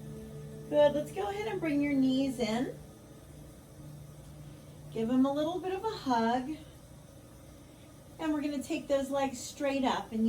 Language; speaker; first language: English; native; English